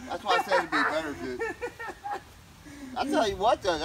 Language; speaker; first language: English; native; English